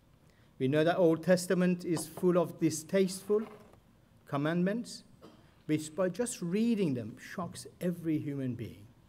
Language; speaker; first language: English; non-native, fluent; Persian